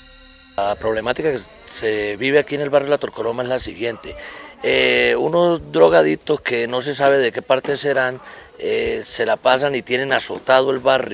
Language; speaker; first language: Spanish; native; Spanish